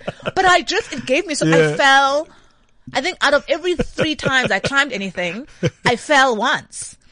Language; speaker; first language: English; non-native, local second language; Xhosa